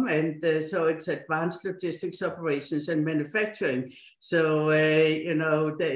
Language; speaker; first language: English; non-native, fluent; Danish